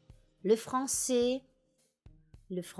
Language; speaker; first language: French; non-native, fluent; English